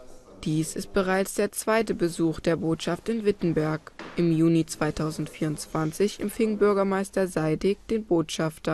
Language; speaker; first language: German; native; German